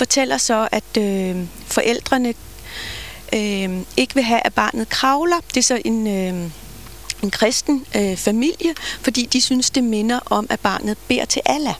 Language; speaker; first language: Danish; native; Danish